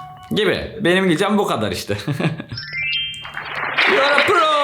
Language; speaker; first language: Turkish; native; Turkish